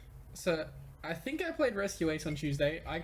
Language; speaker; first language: English; native; English